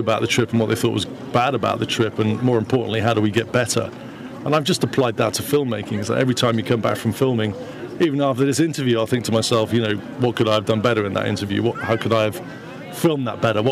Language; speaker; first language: English; native; English